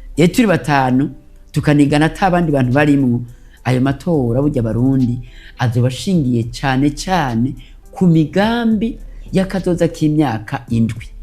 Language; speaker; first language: Rundi; native; Rundi